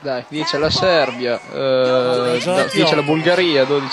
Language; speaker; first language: Italian; native; Italian